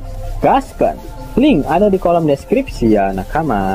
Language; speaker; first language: Indonesian; native; Indonesian